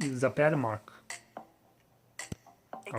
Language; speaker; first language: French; non-native, learner; English